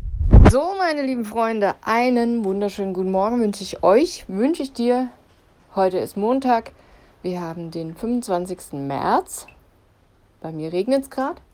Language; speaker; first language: German; native; German